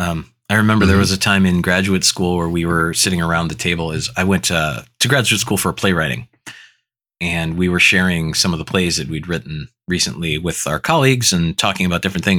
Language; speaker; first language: English; native; English